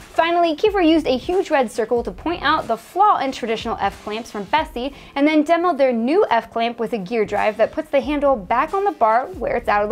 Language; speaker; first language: English; native; English